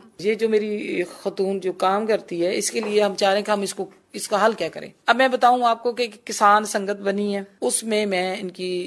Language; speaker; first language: Urdu; non-native, local second language; Punjabi